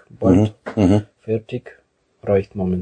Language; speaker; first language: German; non-native, fluent; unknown